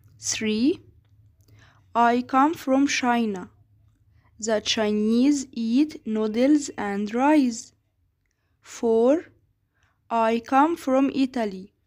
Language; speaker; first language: English; non-native, fluent; Arabic